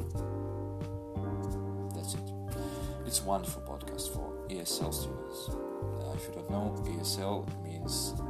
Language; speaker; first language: English; non-native, fluent; Russian